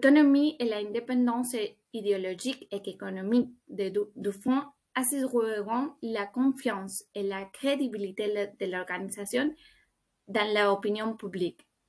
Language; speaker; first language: French; non-native, fluent; Spanish